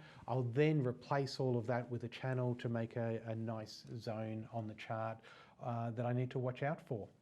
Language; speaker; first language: English; native; English